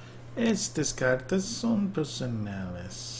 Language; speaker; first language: Spanish; non-native, learner; English